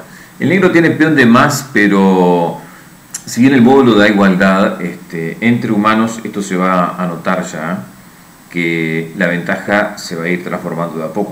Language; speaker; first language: Spanish; native; Spanish